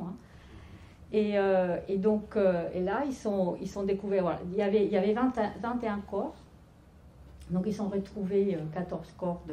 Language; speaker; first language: French; non-native, fluent; Spanish